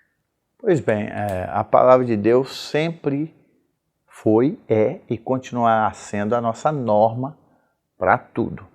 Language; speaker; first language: Portuguese; native; Portuguese